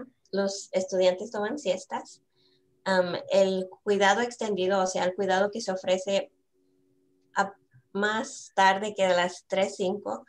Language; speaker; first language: Spanish; early bilingual, heritage; Spanish